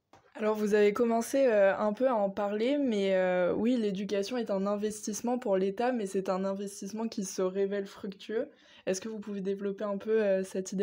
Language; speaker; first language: French; native; French